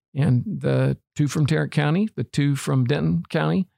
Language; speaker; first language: English; native; English